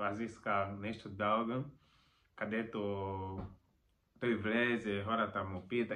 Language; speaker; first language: Bulgarian; non-native, learner; Macedonian